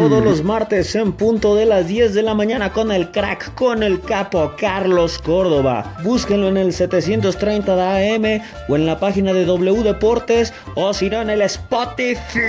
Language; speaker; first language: Spanish; native; Spanish